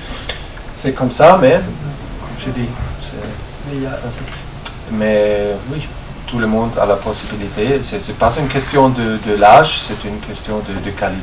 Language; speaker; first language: French; non-native, learner; German